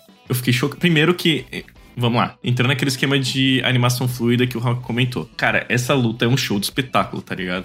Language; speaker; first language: Portuguese; native; Portuguese